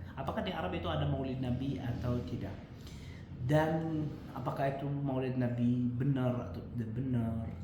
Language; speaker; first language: Indonesian; non-native, fluent; Arabic